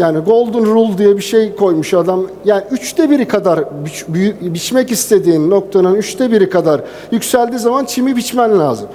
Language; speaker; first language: Turkish; native; Turkish